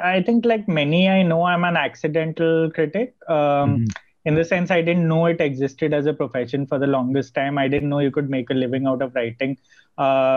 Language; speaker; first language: English; non-native, local second language; Gujarati